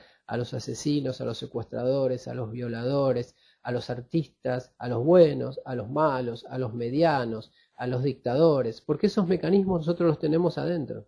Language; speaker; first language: Spanish; native; Spanish